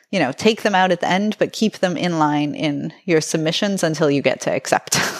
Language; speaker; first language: English; native; English